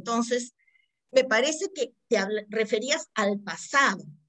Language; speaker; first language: Spanish; native; Spanish